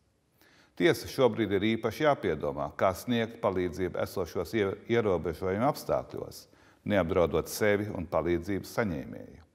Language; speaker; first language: Latvian; native; Latvian